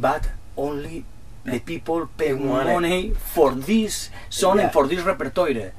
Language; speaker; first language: English; non-native, learner; Spanish